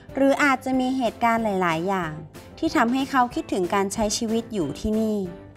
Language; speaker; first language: Thai; native; Thai